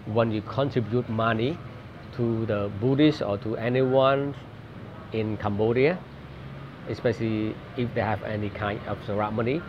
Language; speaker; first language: English; non-native, fluent; Khmer